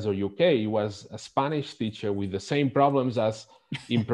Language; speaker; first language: English; non-native, fluent; Spanish